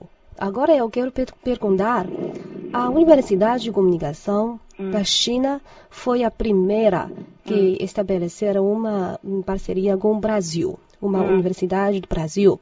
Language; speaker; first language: Portuguese; non-native, fluent; Chinese